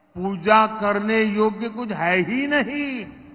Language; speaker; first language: Hindi; non-native, local second language; Gujarati